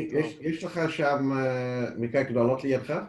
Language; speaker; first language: Hebrew; non-native, fluent; English